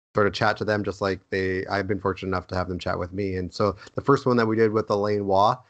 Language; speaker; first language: English; native; English